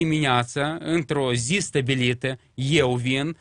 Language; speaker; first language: Romanian; non-native, local second language; Russian